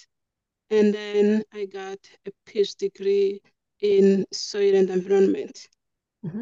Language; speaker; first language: English; non-native, local second language; Kinyarwanda